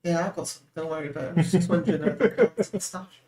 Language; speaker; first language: English; native; English